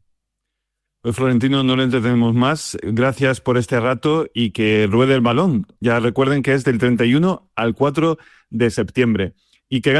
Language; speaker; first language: Spanish; native; Spanish